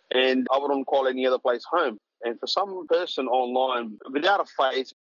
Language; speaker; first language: English; non-native, local second language; Punjabi